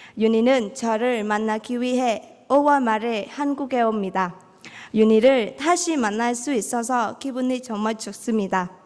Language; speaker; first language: Korean; non-native, fluent; Vietnamese